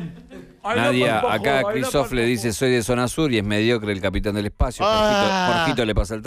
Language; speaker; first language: Spanish; native; Spanish